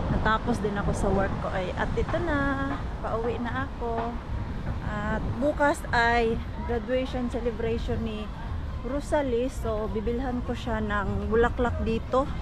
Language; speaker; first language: Filipino; native; Filipino